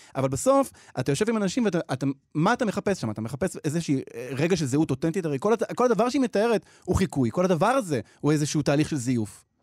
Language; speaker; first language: Hebrew; native; Hebrew